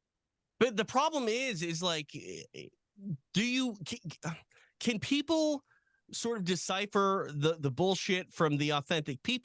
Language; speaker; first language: English; native; English